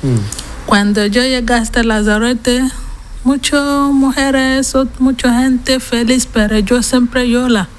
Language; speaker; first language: Spanish; non-native, learner; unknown